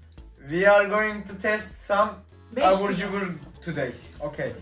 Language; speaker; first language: English; non-native, learner; Turkish